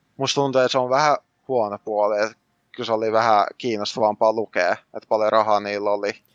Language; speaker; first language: Finnish; early bilingual, other home language; Russian